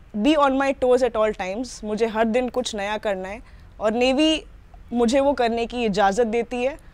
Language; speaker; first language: Hindi; native; Hindi